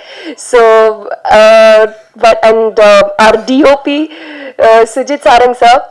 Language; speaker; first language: Tamil; non-native, learner; Telugu